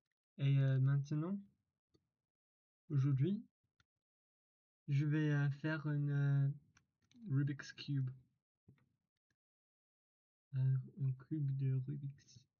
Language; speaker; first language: French; non-native, learner; English